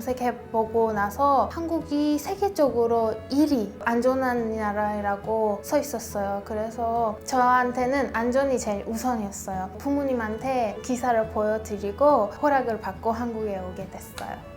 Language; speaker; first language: Korean; non-native, fluent; Persian